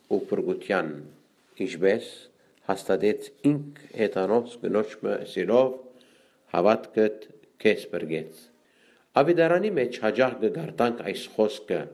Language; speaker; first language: Armenian; early bilingual, heritage; Armenian